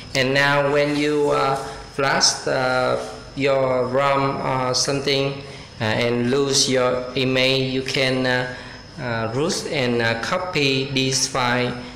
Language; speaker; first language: English; non-native, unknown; Vietnamese